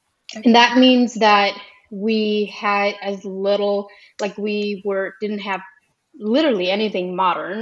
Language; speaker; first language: English; early bilingual, other home language; Pennsylvania German